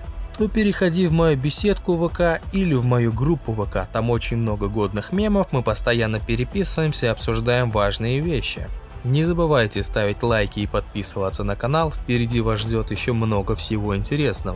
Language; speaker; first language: Russian; native; Russian